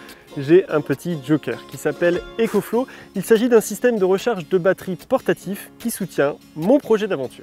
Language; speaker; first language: French; native; French